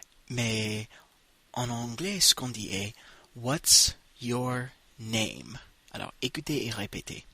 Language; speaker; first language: French; non-native, fluent; English